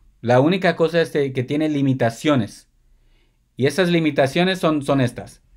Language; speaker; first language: Spanish; early bilingual, heritage; Spanish